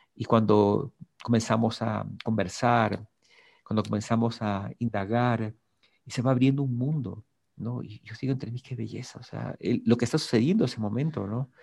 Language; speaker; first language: Spanish; native; Spanish